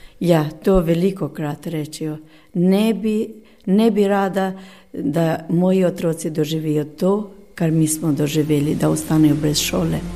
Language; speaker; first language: Slovenian; non-native, fluent; Albanian